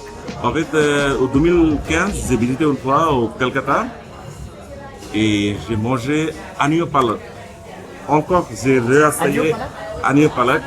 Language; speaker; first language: French; non-native, learner; Bangla